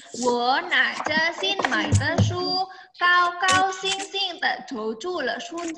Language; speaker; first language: Chinese; non-native, fluent; Indonesian